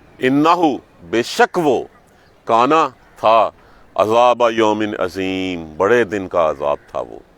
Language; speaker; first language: Urdu; non-native, local second language; Punjabi